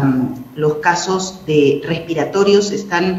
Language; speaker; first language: Spanish; native; Spanish